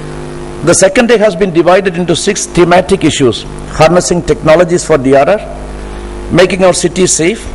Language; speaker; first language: English; non-native, local second language; Malayalam